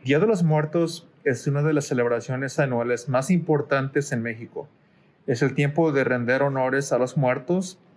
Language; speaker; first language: Spanish; early bilingual, heritage; Spanish